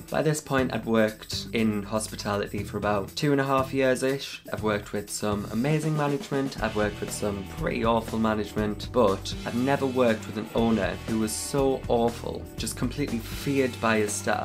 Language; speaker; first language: English; native; English